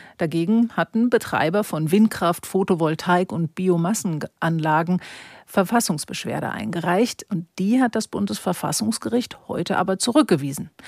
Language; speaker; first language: German; native; German